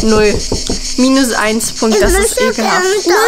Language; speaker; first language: German; native; German